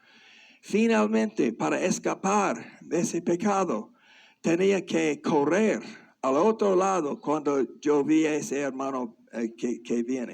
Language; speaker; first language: Spanish; non-native, fluent; English